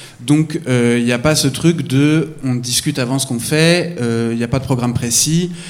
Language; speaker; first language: French; native; French